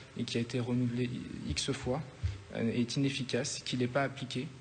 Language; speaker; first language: French; native; French